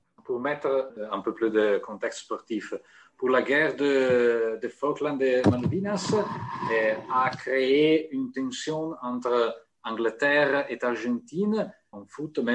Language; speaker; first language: French; non-native, fluent; Italian